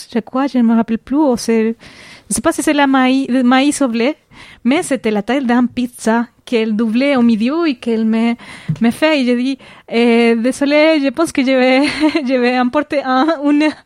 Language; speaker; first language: French; non-native, fluent; Spanish